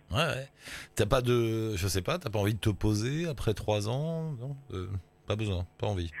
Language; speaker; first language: French; native; French